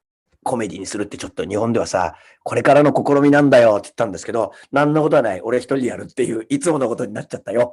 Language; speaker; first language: Japanese; native; Japanese